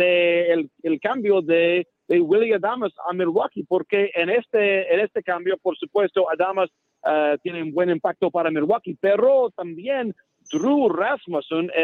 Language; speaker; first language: Spanish; non-native, learner; English